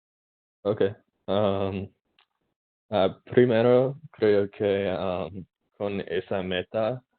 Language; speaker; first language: Spanish; non-native, learner; English